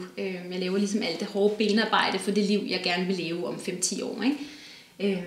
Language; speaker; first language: Danish; native; Danish